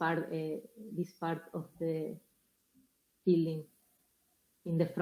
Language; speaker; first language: English; non-native, learner; Spanish